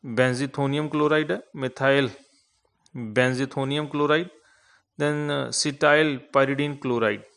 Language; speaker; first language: Hindi; non-native, local second language; Punjabi